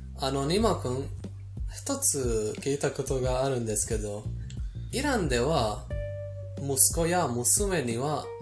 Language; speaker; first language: Japanese; non-native, fluent; Persian